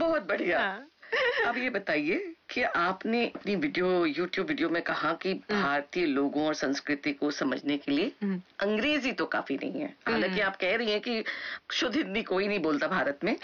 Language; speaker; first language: Hindi; native; Hindi